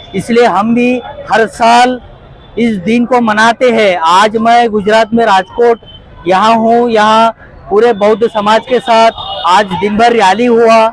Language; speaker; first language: Hindi; non-native, local second language; Marathi